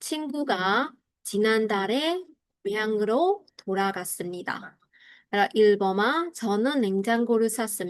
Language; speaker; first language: Korean; non-native, fluent; Burmese